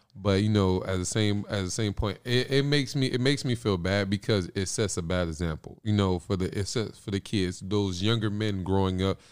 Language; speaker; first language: English; early bilingual, other home language; Spanish